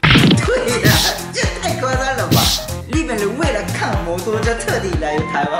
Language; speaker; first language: Chinese; non-native, fluent; Japanese